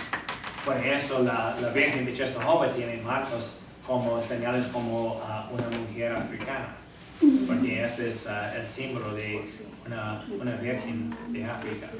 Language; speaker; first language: Spanish; non-native, fluent; English